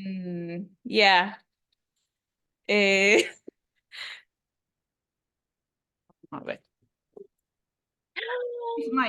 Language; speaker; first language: English; non-native, learner; Spanish